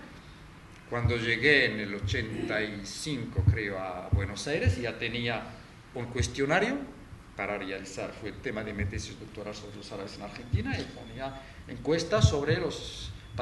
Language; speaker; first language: Spanish; non-native, fluent; Arabic